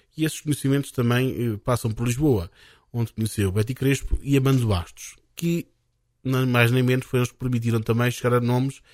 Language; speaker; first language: Portuguese; native; Portuguese